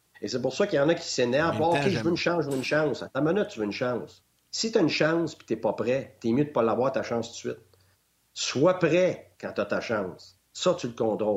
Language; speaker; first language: French; native; French